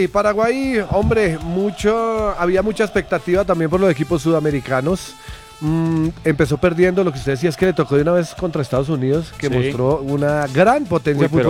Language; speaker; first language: Spanish; native; Spanish